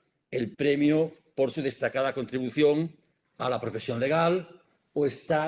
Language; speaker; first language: Spanish; native; Spanish